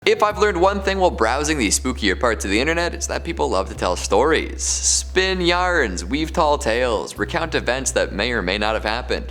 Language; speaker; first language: English; native; English